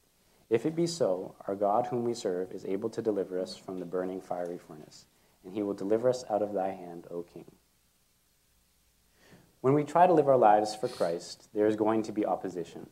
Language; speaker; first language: English; native; English